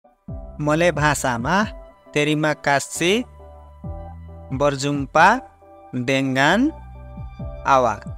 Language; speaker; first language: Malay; non-native, learner; Nepali